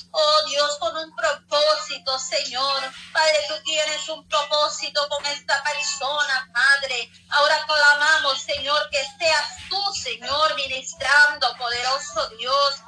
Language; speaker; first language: Spanish; native; Spanish